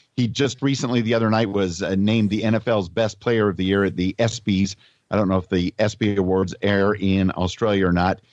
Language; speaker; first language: English; native; English